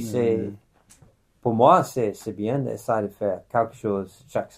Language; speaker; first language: French; non-native, fluent; English